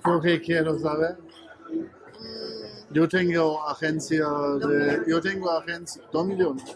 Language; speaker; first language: Spanish; non-native, learner; German